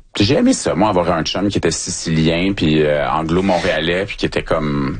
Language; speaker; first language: French; native; French